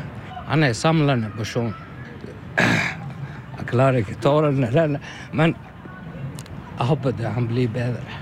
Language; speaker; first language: Norwegian; non-native, learner; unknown